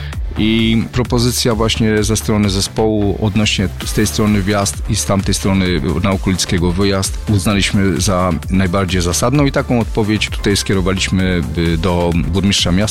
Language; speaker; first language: Polish; native; Polish